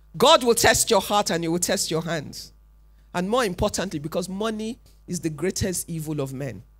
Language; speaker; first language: English; non-native, local second language; Yoruba